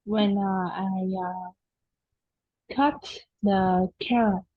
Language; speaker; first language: English; non-native, learner; Vietnamese